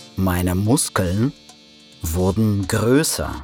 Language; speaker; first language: German; non-native, fluent; Russian